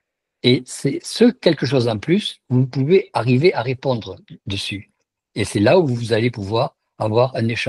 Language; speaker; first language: French; native; French